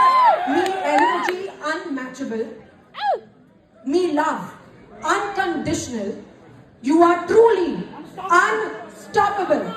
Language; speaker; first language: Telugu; non-native, learner; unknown